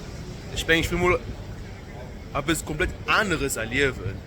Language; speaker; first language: German; non-native, local second language; Luxembourgish